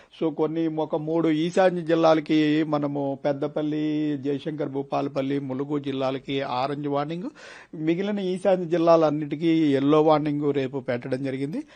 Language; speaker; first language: Telugu; native; Telugu